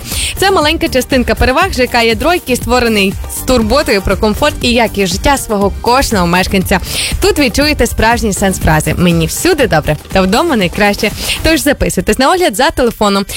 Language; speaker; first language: Ukrainian; native; Ukrainian